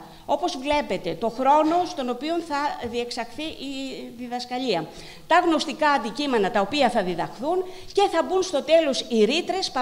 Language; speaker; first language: Greek; native; Greek